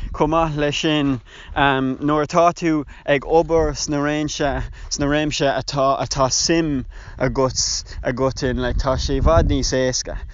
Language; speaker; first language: Irish; non-native, local second language; English